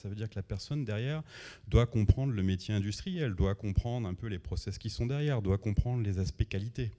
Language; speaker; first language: French; native; French